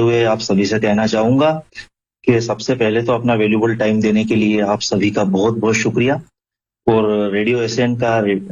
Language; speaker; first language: Hindi; native; Hindi